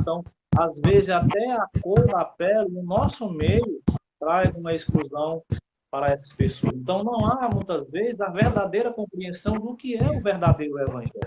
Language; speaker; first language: Portuguese; native; Portuguese